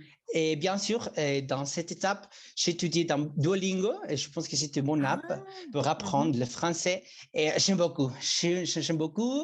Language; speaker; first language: French; non-native, learner; Spanish